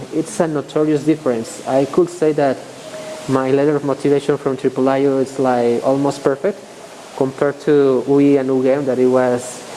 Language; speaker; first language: English; non-native, fluent; Spanish